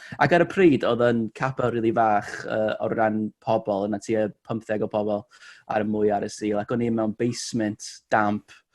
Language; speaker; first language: Welsh; non-native, local second language; English